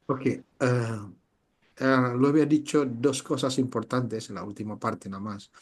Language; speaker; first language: Spanish; non-native, fluent; Indonesian